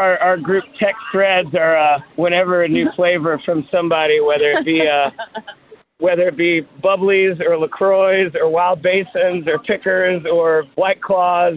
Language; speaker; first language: English; native; English